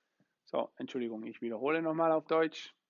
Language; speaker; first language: German; non-native, fluent; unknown